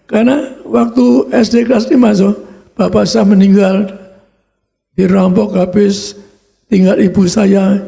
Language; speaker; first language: Indonesian; native; Indonesian